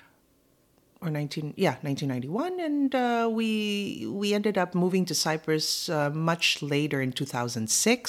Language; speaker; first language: English; native; English